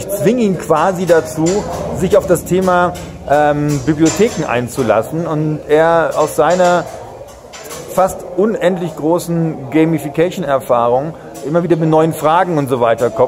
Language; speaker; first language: German; native; German